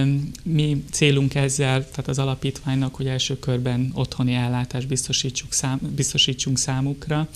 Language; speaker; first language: Hungarian; native; Hungarian